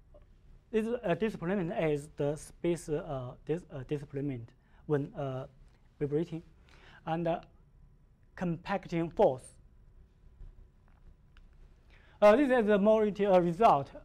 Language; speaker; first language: English; non-native, learner; Chinese